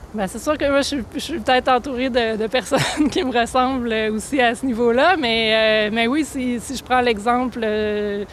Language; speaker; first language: French; native; French